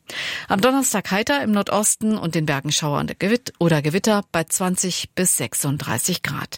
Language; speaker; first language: German; native; German